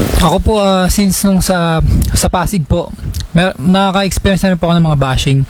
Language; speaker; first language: Filipino; native; Filipino